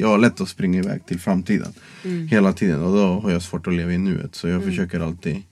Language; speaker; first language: Swedish; non-native, fluent; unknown